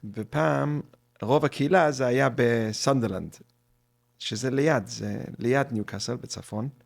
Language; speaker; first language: Hebrew; non-native, fluent; English